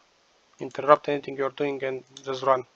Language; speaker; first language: English; non-native, fluent; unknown